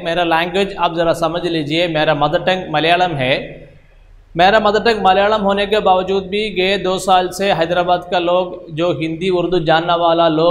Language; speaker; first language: Hindi; non-native, local second language; Malayalam